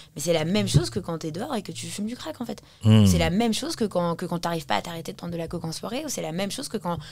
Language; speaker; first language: French; early bilingual, heritage; English